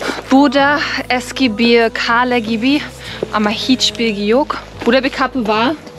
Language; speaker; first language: Turkish; non-native, learner; German